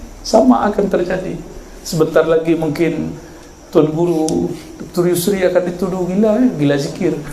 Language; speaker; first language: Malay; non-native, local second language; Minangkabau